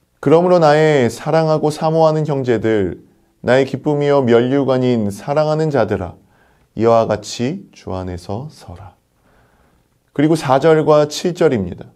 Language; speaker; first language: Korean; native; Korean